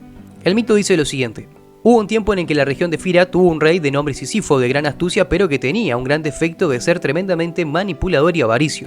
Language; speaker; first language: Spanish; native; Spanish